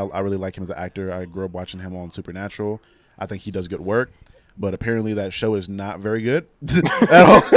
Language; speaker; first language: English; native; English